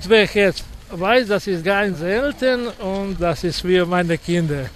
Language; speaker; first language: German; non-native, learner; Croatian